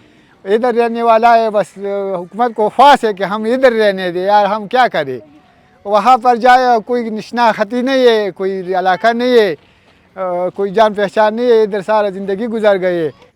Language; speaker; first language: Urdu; early bilingual, other home language; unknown